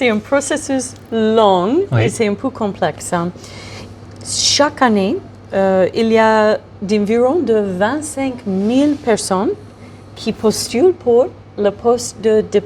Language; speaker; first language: French; non-native, fluent; English